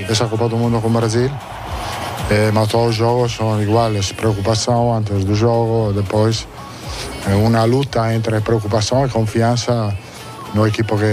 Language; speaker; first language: Portuguese; non-native, fluent; Italian